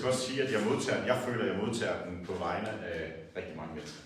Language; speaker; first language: Danish; native; Danish